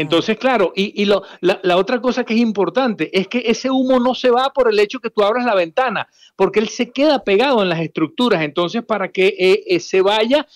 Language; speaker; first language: Spanish; native; Spanish